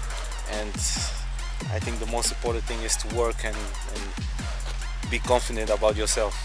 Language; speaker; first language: English; non-native, learner; Portuguese